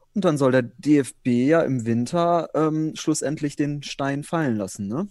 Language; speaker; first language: German; early bilingual, other home language; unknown